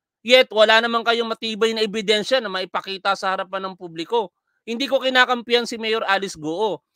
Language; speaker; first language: Filipino; native; Filipino